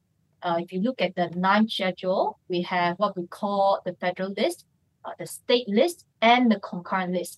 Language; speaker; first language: English; non-native, local second language; Chinese